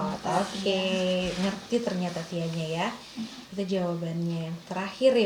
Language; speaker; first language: Indonesian; native; Indonesian